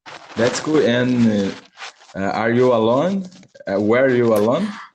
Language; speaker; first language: English; non-native, learner; Portuguese